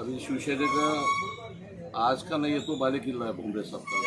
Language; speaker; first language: Hindi; non-native, local second language; Marathi